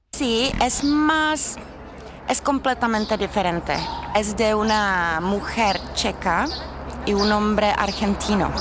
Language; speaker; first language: Spanish; non-native, fluent; Czech